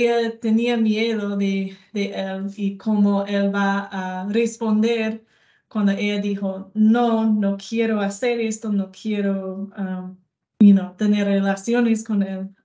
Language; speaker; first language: Spanish; non-native, learner; English